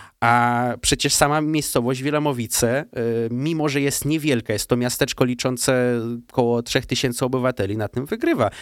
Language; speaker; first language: Polish; early bilingual, heritage; Russian